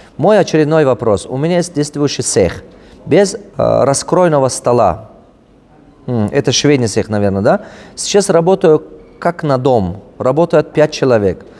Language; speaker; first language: Russian; non-native, local second language; Tajik